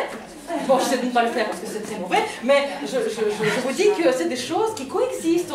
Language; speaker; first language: French; non-native, fluent; Russian